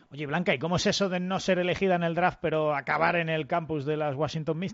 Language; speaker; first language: Spanish; native; Spanish